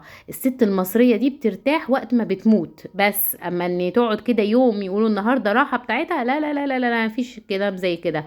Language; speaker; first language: Arabic; native; Arabic